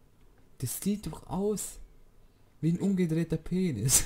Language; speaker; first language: German; native; German